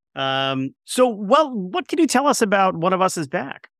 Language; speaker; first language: English; native; English